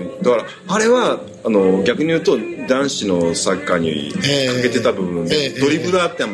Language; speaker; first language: Japanese; native; Japanese